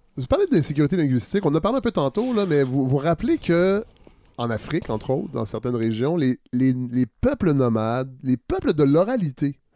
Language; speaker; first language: French; native; French